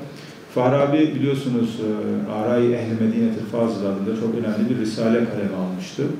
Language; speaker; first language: Turkish; native; Turkish